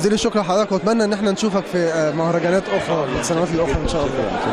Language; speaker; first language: Arabic; native; Arabic